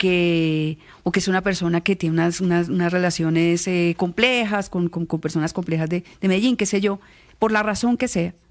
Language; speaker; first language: Spanish; native; Spanish